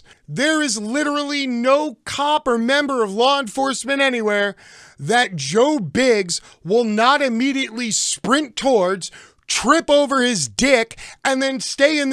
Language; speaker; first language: English; native; English